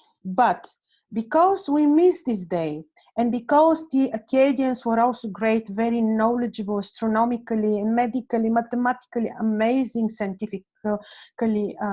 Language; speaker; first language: English; non-native, fluent; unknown